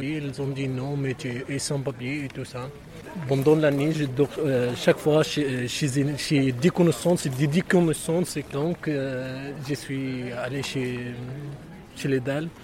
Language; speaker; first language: French; non-native, learner; Arabic